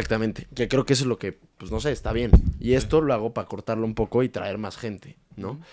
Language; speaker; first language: Spanish; native; Spanish